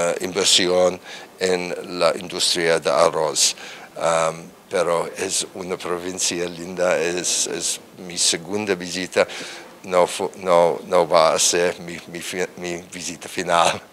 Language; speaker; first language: Spanish; non-native, learner; English